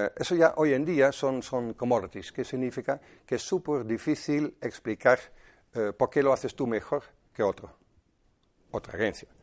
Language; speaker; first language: Spanish; non-native, fluent; Dutch